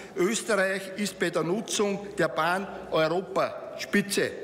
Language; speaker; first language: German; native; German